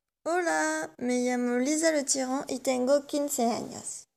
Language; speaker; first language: Spanish; non-native, learner; French